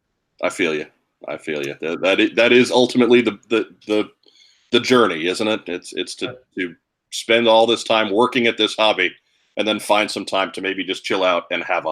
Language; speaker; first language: English; native; English